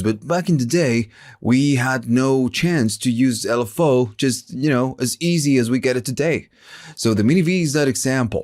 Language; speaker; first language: English; non-native, fluent; Spanish